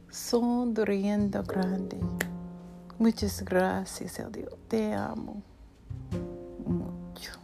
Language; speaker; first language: Spanish; non-native, learner; English